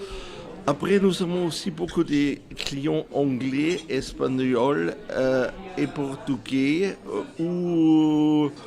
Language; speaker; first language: French; non-native, fluent; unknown